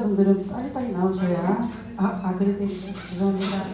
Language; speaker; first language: Korean; native; Korean